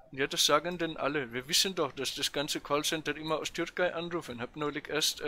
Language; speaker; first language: German; native; German